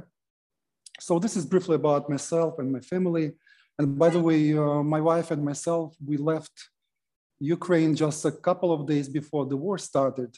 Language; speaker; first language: English; non-native, fluent; Russian